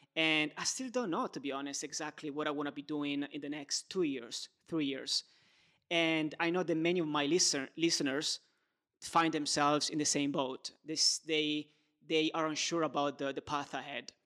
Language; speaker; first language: English; non-native, fluent; Italian